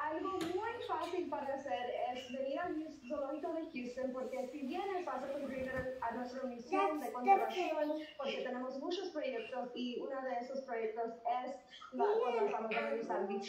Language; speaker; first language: Spanish; early bilingual, heritage; Spanish